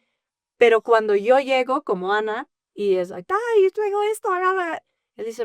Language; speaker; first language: Spanish; early bilingual, heritage; English